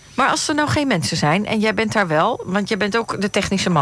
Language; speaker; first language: Dutch; native; Dutch